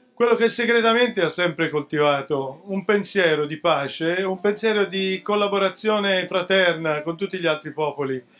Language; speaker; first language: Italian; native; Italian